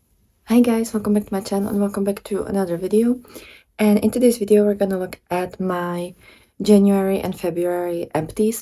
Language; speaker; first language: English; non-native, fluent; Czech